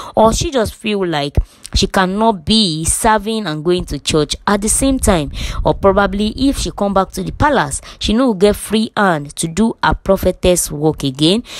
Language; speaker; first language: Nigerian Pidgin; non-native, local second language; Yoruba